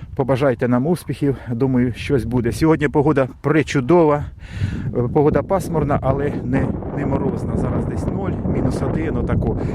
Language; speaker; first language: Ukrainian; non-native, local second language; Russian